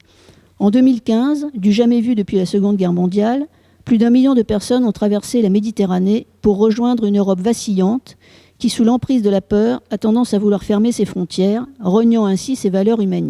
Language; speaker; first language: French; native; French